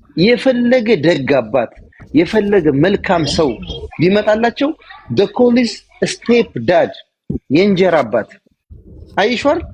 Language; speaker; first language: Amharic; native; Amharic